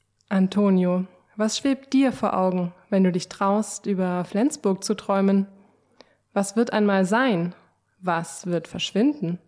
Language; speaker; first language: German; native; German